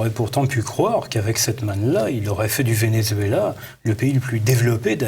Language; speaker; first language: French; native; French